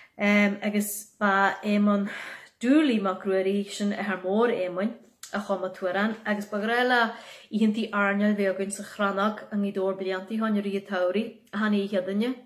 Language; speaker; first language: Irish; native; Irish